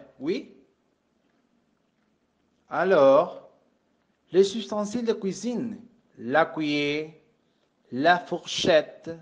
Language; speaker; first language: French; non-native, fluent; Spanish